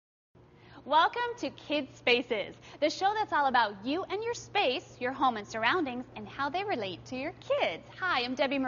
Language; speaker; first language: English; native; English